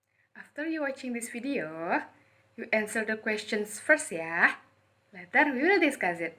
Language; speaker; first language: English; non-native, learner; Indonesian